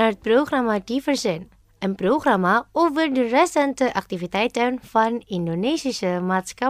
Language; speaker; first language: Dutch; non-native, learner; Indonesian